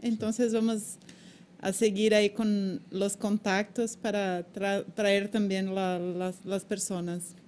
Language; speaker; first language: Spanish; non-native, learner; Portuguese